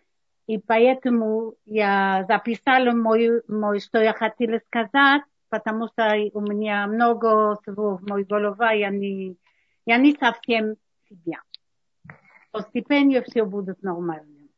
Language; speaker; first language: Russian; non-native, learner; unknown